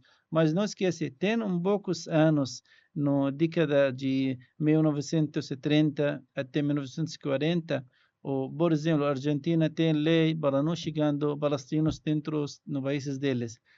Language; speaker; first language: Portuguese; non-native, learner; Arabic